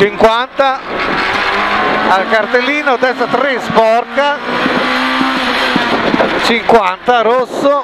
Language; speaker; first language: Italian; native; Italian